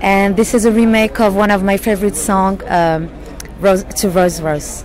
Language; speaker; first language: English; non-native, fluent; French